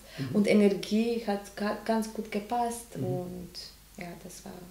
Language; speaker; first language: German; non-native, learner; Macedonian